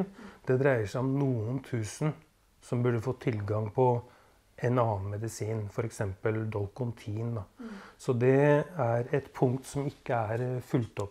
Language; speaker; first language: Norwegian; native; Norwegian